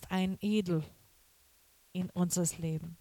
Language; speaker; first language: German; non-native, learner; Portuguese